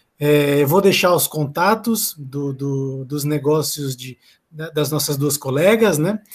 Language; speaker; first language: Portuguese; native; Portuguese